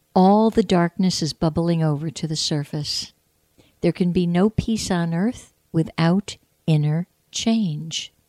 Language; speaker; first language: English; native; English